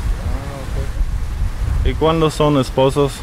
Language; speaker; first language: Spanish; non-native, fluent; Russian